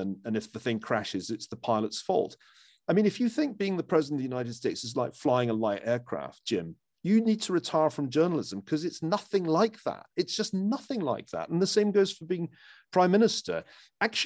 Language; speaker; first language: English; native; English